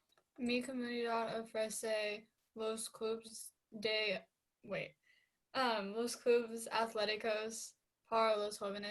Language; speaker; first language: Spanish; non-native, learner; English